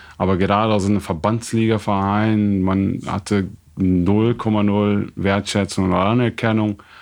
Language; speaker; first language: German; non-native, fluent; Portuguese